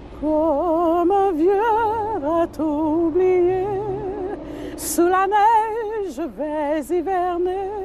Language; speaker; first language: French; native; French